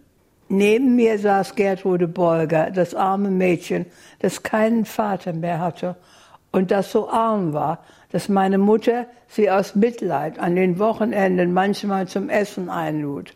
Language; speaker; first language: German; native; German